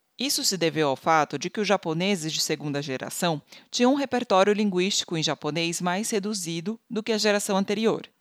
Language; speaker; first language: Portuguese; native; Portuguese